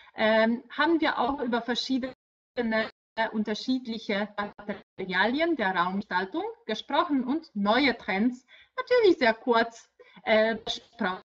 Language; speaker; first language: German; non-native, fluent; Polish